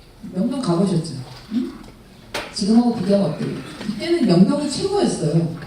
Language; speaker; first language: Korean; native; Korean